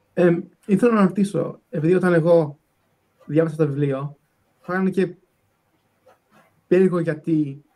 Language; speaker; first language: Greek; early bilingual, other home language; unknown